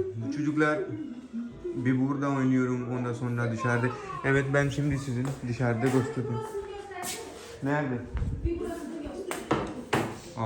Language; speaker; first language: Turkish; non-native, learner; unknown